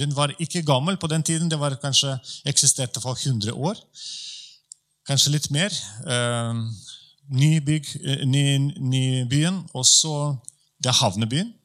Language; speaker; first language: Norwegian; non-native, fluent; Polish